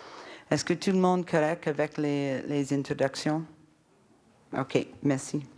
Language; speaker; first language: French; non-native, learner; English